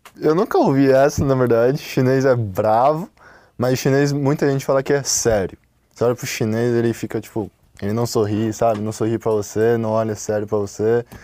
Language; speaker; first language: Portuguese; non-native, fluent; Chinese